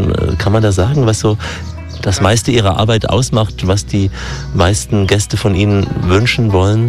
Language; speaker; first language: German; native; German